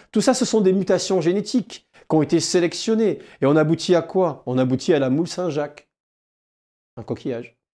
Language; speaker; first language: French; native; French